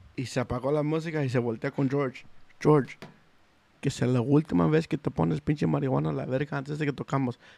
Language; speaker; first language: Spanish; early bilingual, heritage; Spanish